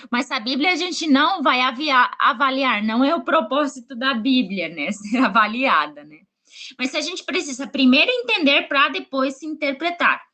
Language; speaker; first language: Portuguese; non-native, fluent; Spanish